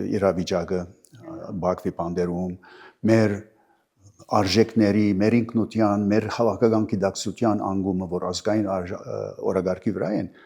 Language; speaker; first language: Armenian; early bilingual, heritage; Armenian